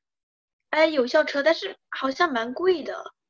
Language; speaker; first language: Chinese; early bilingual, other home language; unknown